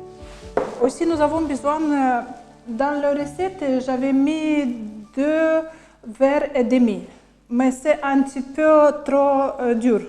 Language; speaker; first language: French; non-native, learner; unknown